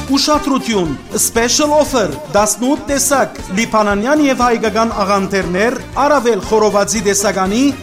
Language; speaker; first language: Armenian; early bilingual, heritage; Armenian